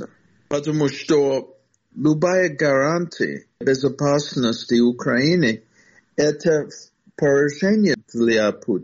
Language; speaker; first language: Russian; non-native, fluent; English